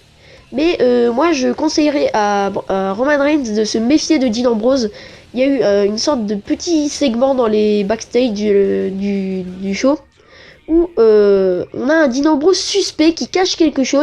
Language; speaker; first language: French; native; French